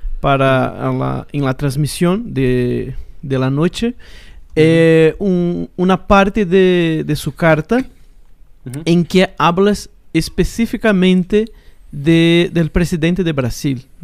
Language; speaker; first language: Spanish; non-native, learner; Portuguese